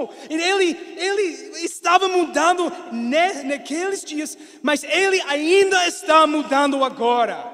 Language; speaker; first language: Portuguese; non-native, learner; English